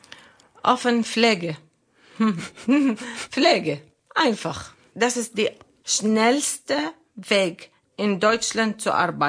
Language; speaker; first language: German; non-native, learner; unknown